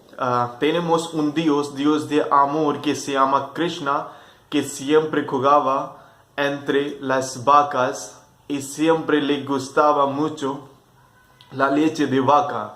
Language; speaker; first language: Spanish; non-native, fluent; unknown